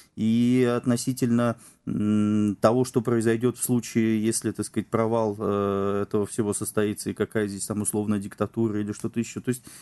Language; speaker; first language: Russian; native; Russian